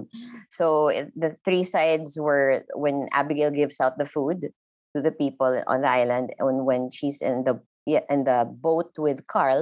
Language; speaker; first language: English; non-native, local second language; Filipino